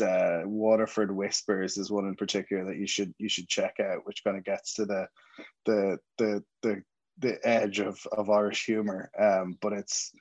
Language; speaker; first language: English; native; English